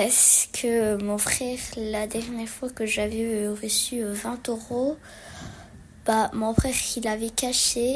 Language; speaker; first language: French; early bilingual, other home language; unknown